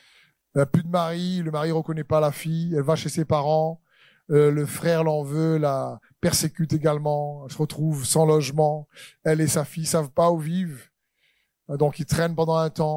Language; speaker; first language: French; native; French